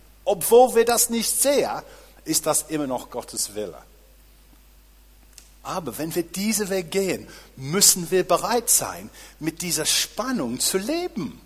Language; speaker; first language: German; non-native, fluent; English